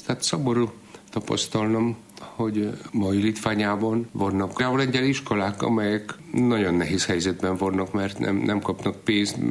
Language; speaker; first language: Hungarian; non-native, fluent; Polish